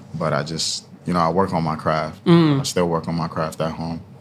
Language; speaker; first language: English; early bilingual, other home language; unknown